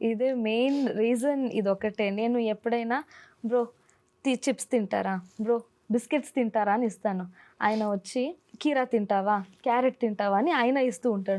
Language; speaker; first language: Telugu; non-native, local second language; Kannada